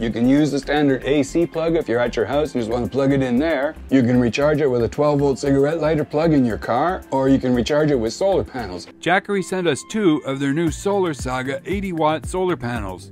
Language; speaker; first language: English; native; English